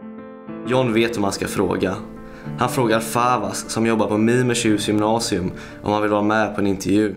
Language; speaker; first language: Swedish; native; Swedish